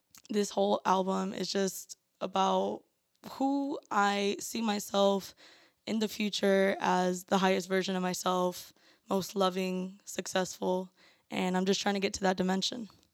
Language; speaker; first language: English; early bilingual, other home language; Spanish